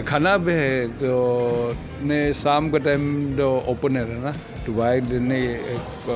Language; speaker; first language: Hindi; non-native, learner; Chinese